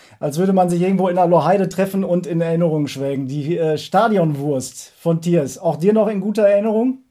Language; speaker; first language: German; native; German